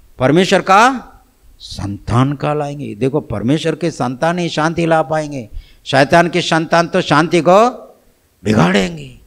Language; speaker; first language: Hindi; non-native, local second language; Tamil